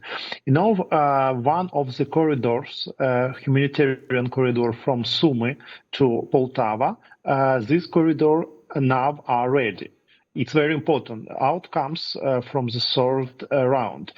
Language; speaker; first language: English; non-native, learner; Ukrainian